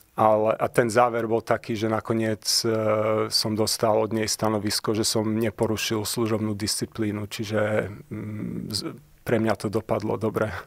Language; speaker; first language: Slovak; early bilingual, heritage; Slovak